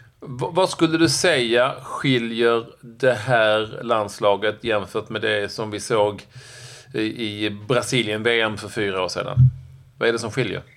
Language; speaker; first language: Swedish; native; Swedish